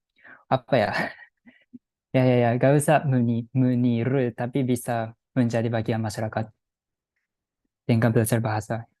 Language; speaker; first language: Indonesian; non-native, fluent; Japanese